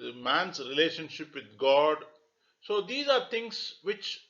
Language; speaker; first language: English; non-native, local second language; Tamil